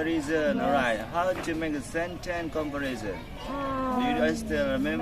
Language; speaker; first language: English; non-native, learner; Indonesian